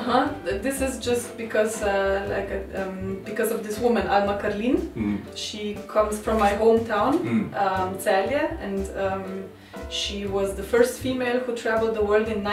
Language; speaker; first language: English; non-native, learner; Slovenian